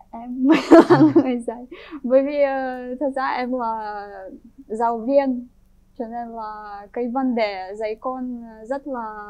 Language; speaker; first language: Vietnamese; non-native, fluent; Ukrainian